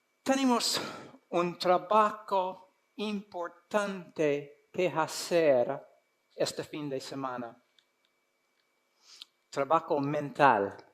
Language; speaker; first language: Spanish; non-native, fluent; English